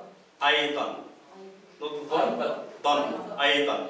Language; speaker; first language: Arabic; non-native, fluent; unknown